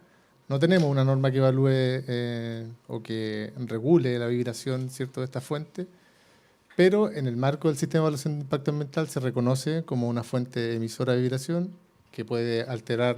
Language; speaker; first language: Spanish; native; Spanish